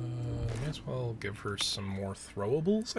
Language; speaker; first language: English; native; English